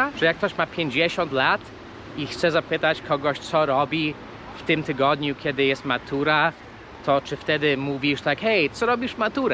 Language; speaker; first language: Polish; non-native, fluent; English